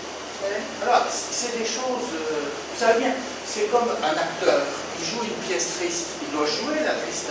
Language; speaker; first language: French; native; French